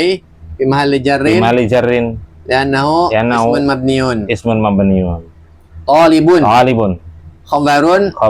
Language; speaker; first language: Arabic; non-native, learner; Indonesian